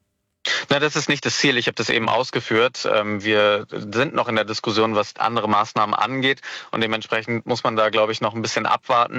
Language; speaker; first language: German; native; German